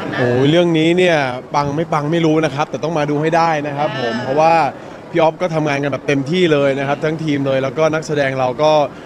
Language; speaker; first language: Thai; native; Thai